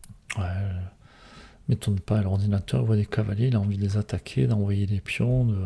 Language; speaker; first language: French; native; French